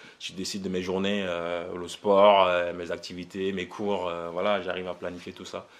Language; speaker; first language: French; early bilingual, other home language; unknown